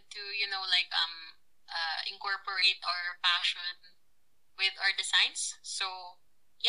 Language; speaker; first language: English; non-native, local second language; Filipino